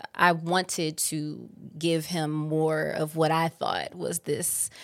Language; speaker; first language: English; native; English